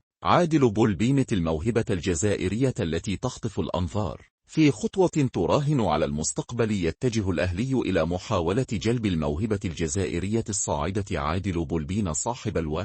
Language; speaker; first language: Arabic; native; Arabic